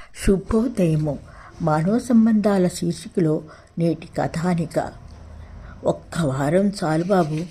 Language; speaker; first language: Telugu; native; Telugu